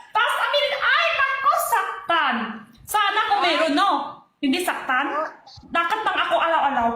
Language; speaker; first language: Filipino; non-native, learner; Chinese